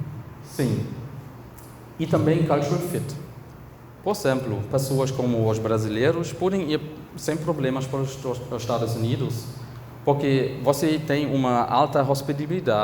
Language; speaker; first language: Portuguese; non-native, fluent; German